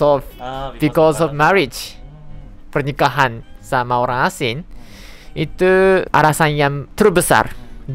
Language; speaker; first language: Indonesian; non-native, fluent; Japanese